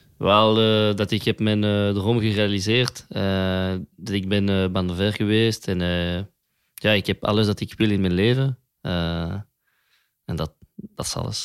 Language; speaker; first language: Dutch; non-native, local second language; French